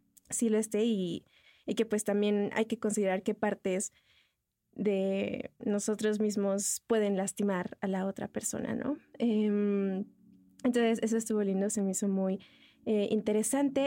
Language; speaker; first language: Spanish; native; Spanish